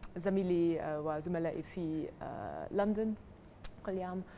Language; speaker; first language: Arabic; non-native, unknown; English